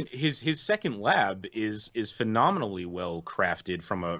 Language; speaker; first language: English; native; English